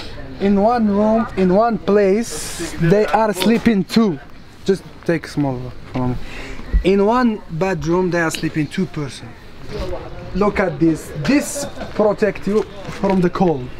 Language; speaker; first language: English; non-native, learner; Arabic